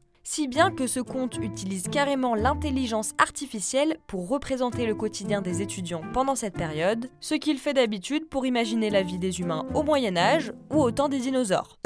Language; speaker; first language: French; native; French